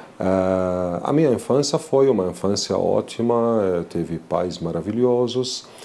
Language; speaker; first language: Portuguese; non-native, fluent; Arabic